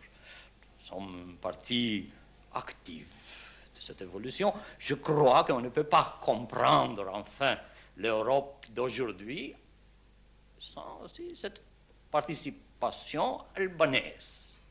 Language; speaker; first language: French; non-native, fluent; Albanian